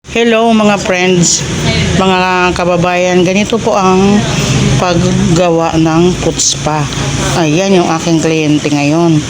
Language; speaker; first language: Filipino; non-native, local second language; Waray